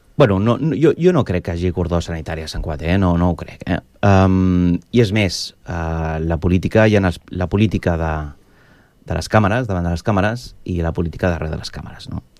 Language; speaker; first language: Catalan; non-native, local second language; Spanish